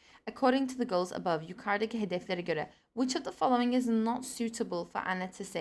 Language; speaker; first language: English; non-native, fluent; Turkish